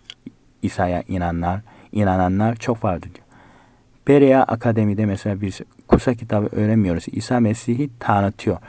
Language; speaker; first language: Turkish; non-native, fluent; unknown